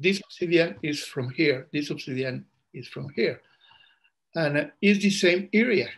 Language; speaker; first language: English; non-native, learner; Spanish